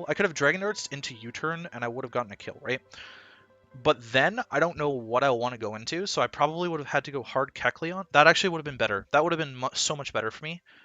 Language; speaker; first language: English; native; English